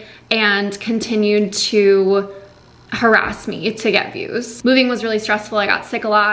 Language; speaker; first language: English; native; English